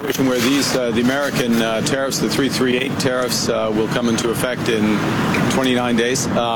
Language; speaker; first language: English; native; English